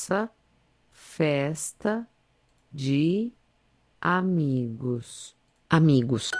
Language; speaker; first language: Portuguese; non-native, learner; English